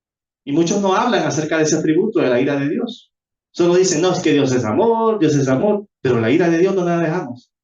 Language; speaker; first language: Spanish; native; Spanish